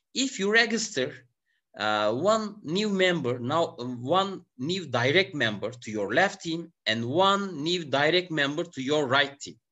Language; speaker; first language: English; non-native, learner; Turkish